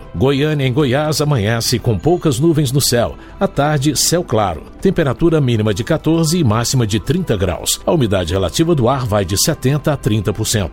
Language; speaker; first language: Portuguese; native; Portuguese